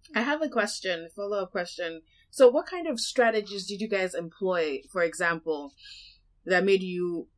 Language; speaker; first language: English; non-native, local second language; Yoruba